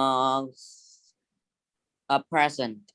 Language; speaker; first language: English; non-native, learner; Vietnamese